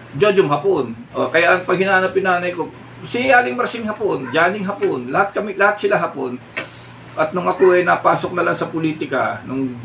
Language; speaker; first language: Filipino; native; Filipino